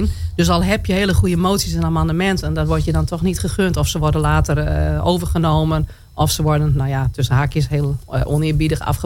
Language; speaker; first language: Dutch; native; Dutch